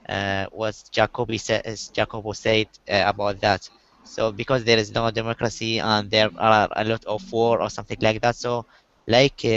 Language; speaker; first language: English; non-native, learner; Arabic